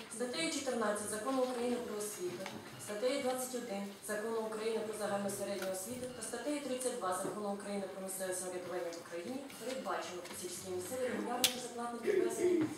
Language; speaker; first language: Ukrainian; native; Ukrainian